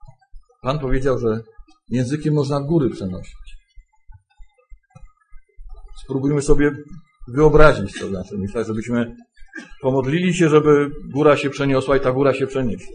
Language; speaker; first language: Polish; native; Polish